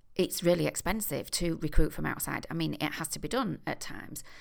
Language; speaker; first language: English; native; English